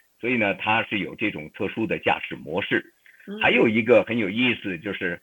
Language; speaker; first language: Chinese; native; Chinese